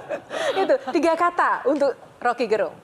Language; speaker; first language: Indonesian; native; Indonesian